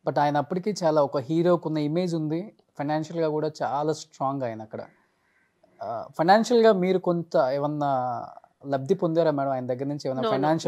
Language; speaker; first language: Telugu; native; Telugu